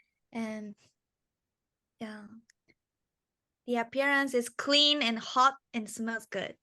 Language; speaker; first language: English; non-native, learner; Japanese